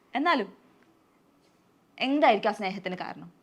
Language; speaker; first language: Malayalam; native; Malayalam